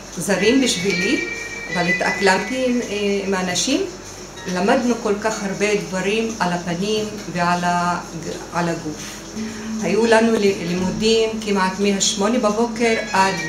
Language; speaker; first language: Hebrew; non-native, local second language; Arabic